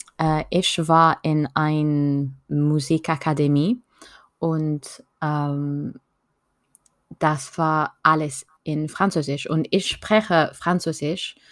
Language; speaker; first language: German; non-native, learner; French